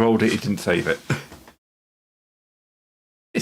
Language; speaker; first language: English; native; English